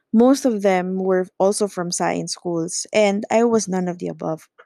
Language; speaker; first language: English; non-native, local second language; Filipino